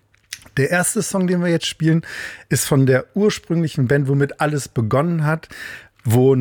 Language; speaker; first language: German; native; German